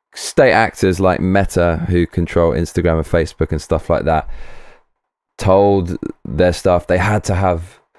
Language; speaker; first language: English; native; English